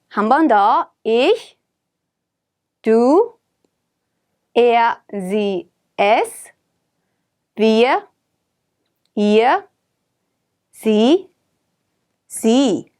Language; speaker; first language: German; non-native, fluent; Korean